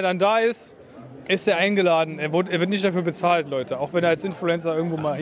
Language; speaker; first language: German; native; German